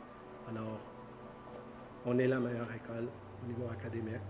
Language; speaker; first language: French; native; French